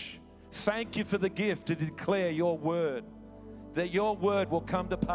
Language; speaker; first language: English; native; English